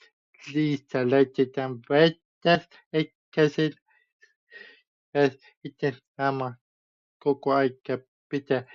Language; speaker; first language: Finnish; non-native, learner; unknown